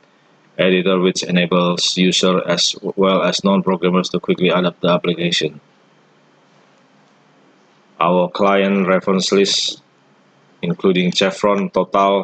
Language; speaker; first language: English; non-native, fluent; Indonesian